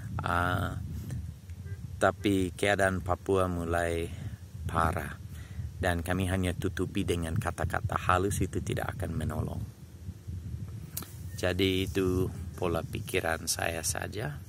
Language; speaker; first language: Indonesian; non-native, fluent; English